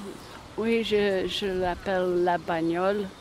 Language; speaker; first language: French; non-native, learner; English